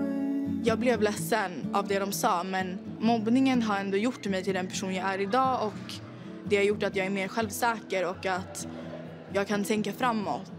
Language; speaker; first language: Swedish; native; Swedish